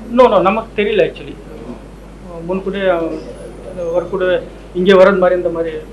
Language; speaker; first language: Tamil; non-native, local second language; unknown